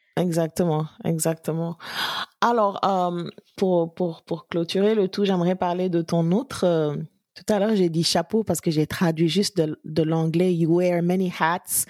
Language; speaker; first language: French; non-native, local second language; Wolof